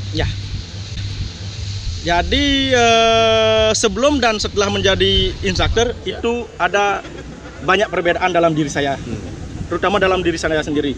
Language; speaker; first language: Indonesian; non-native, local second language; Balinese